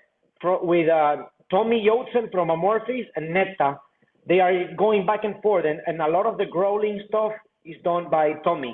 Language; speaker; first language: English; non-native, fluent; Spanish